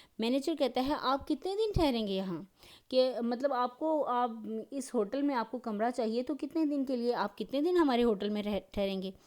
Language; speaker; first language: Urdu; native; Urdu